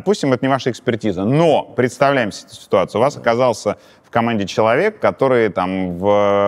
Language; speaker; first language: Russian; native; Russian